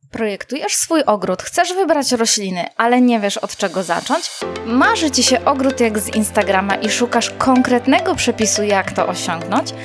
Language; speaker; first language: Polish; native; Polish